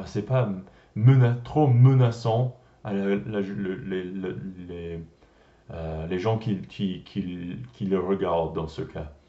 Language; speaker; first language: French; non-native, learner; English